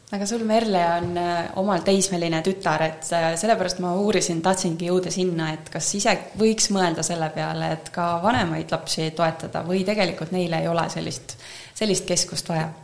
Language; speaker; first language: Estonian; native; Estonian